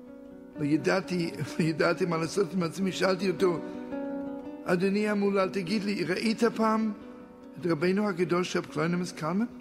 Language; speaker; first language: Hebrew; non-native, fluent; Yiddish